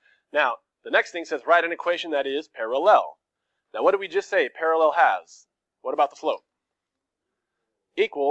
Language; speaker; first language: English; native; English